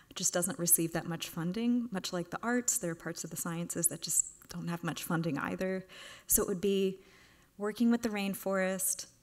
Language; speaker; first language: English; native; English